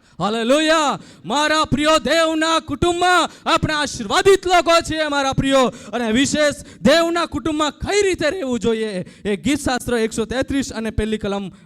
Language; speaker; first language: Gujarati; native; Gujarati